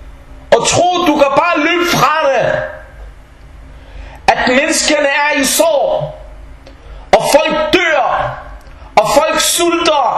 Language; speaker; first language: Danish; early bilingual, other home language; Arabic